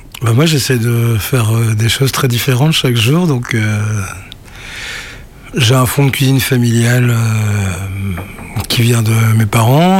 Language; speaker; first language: French; native; French